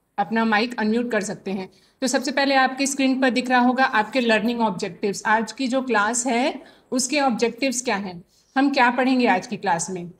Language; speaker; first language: Hindi; native; Hindi